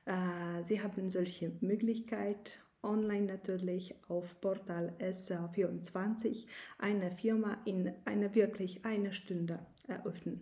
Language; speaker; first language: German; non-native, learner; Polish